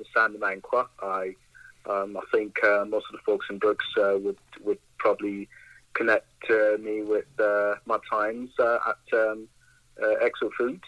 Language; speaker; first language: English; non-native, local second language; Akan